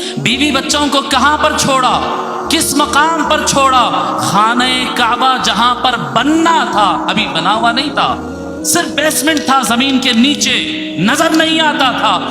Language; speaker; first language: Urdu; native; Urdu